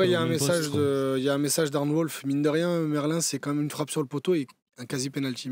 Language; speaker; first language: French; native; French